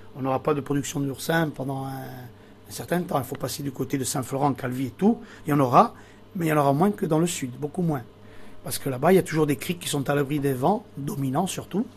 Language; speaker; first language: French; native; French